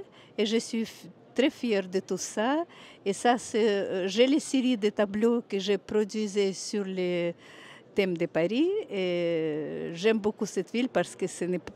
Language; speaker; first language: French; non-native, fluent; Russian